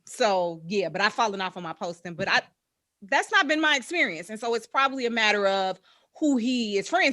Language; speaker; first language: English; native; English